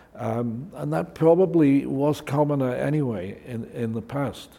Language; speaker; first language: English; native; English